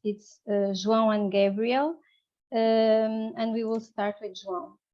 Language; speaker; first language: English; non-native, fluent; Portuguese